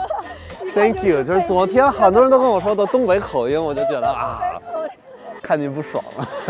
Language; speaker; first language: Chinese; non-native, fluent; English